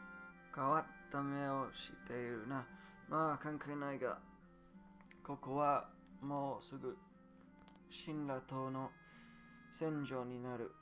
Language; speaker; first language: Japanese; non-native, learner; English